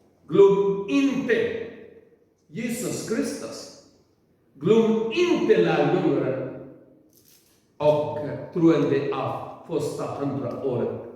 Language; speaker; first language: Swedish; non-native, learner; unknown